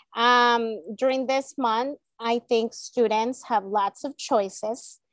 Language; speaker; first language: English; non-native, fluent; Spanish